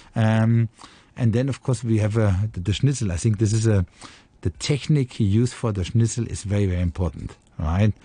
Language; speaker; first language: English; non-native, fluent; German